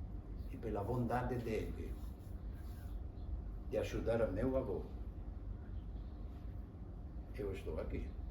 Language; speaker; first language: Portuguese; non-native, fluent; Spanish